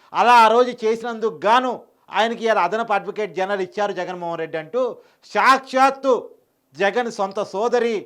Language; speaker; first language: Telugu; native; Telugu